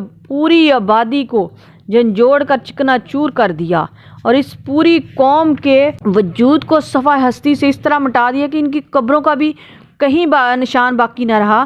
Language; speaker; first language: Urdu; native; Urdu